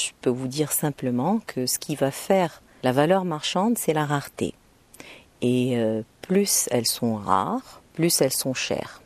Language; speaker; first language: French; non-native, local second language; Arabic